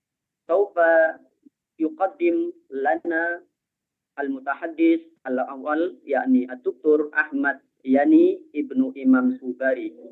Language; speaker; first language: Arabic; non-native, fluent; Indonesian